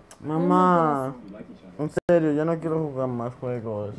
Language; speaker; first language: Spanish; early bilingual, heritage; Spanish